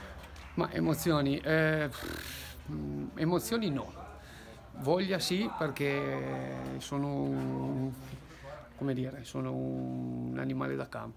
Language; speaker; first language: Italian; native; Italian